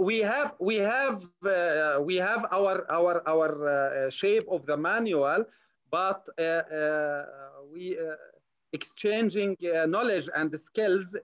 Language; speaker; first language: English; non-native, learner; Arabic